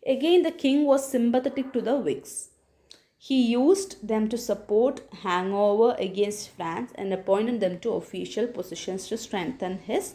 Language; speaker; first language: English; non-native, local second language; Malayalam